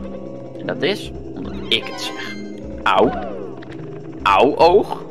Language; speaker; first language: Dutch; native; Dutch